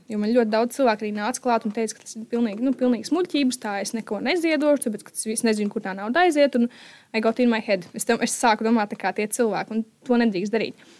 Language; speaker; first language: Latvian; native; Latvian